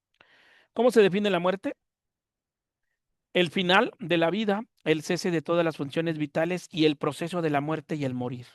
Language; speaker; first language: Spanish; native; Spanish